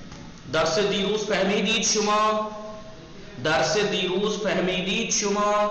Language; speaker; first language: Persian; non-native, fluent; Urdu